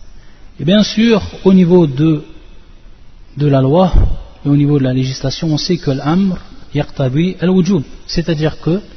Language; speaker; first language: French; native; French